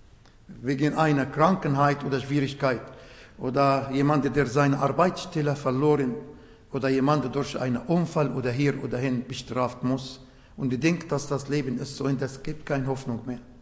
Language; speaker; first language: German; non-native, fluent; Arabic